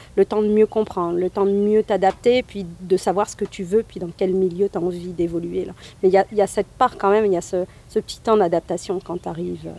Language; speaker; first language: French; native; French